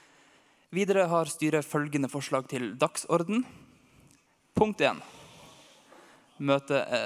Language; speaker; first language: Norwegian; native; Norwegian